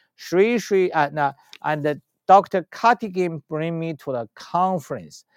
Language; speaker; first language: English; non-native, learner; Chinese